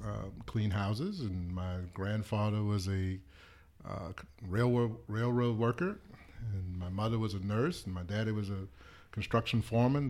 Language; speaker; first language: English; native; English